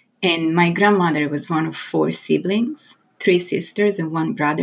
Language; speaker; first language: English; non-native, fluent; Italian